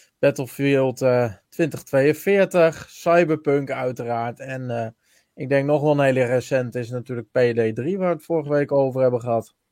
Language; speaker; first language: Dutch; native; Dutch